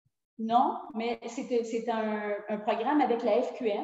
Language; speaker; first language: French; native; French